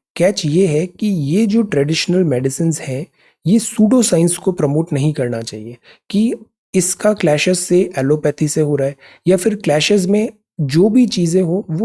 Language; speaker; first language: Hindi; native; Hindi